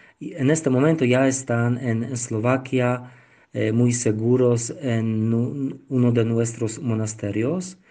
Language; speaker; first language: Spanish; non-native, learner; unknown